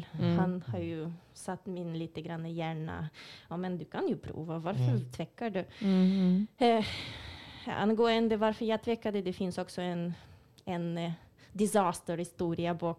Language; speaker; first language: Swedish; non-native, fluent; Russian